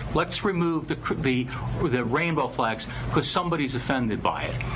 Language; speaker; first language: English; native; English